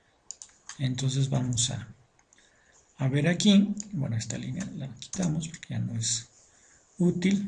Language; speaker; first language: Spanish; native; Spanish